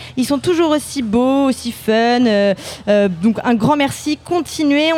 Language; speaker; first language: French; native; French